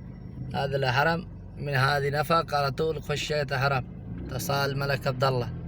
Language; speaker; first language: Arabic; non-native, learner; Saraiki